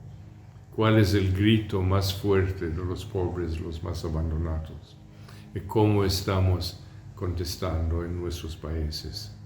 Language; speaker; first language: Spanish; non-native, fluent; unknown